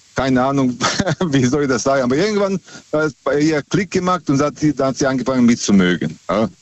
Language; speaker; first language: German; non-native, fluent; Serbian